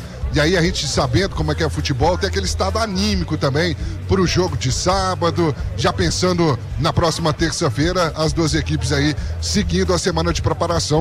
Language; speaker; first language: Portuguese; native; Portuguese